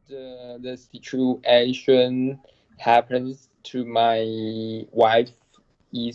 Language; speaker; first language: English; non-native, learner; Chinese